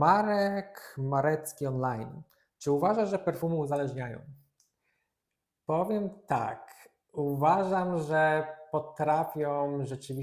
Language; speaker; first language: Polish; native; Polish